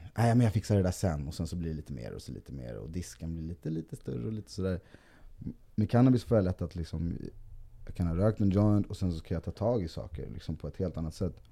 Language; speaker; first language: Swedish; early bilingual, other home language; Spanish